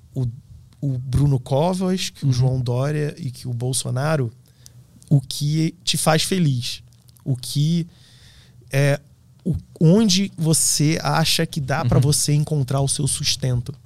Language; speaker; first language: Portuguese; native; Portuguese